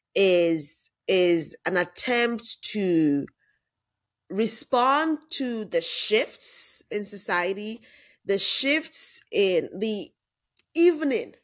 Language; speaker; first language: English; non-native, local second language; Yoruba